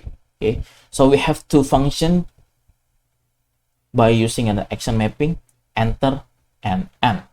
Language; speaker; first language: English; non-native, fluent; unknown